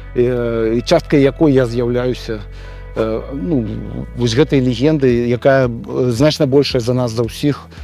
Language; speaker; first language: Belarusian; non-native, local second language; Russian